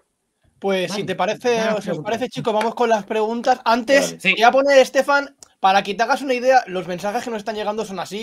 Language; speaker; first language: Spanish; native; Spanish